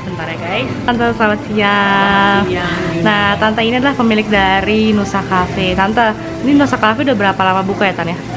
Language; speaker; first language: Indonesian; native; Indonesian